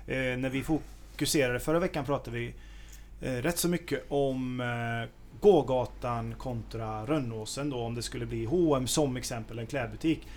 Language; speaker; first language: Swedish; native; Swedish